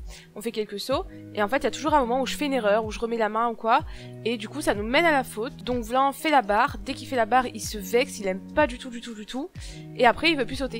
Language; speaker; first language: French; native; French